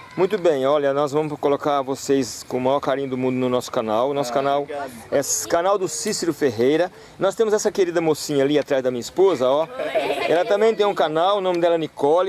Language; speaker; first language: Portuguese; native; Portuguese